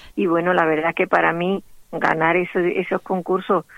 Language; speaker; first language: Spanish; native; Spanish